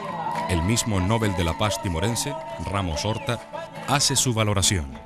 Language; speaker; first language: Spanish; native; Spanish